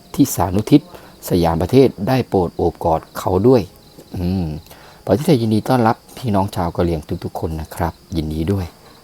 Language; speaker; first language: Thai; native; Thai